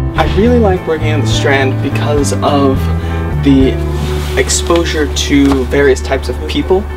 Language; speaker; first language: English; native; English